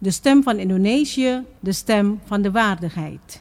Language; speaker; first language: Dutch; non-native, fluent; Indonesian